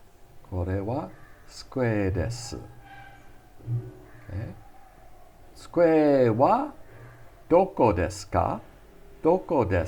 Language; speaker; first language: Japanese; non-native, fluent; English